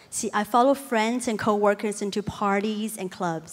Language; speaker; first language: English; early bilingual, other home language; Chinese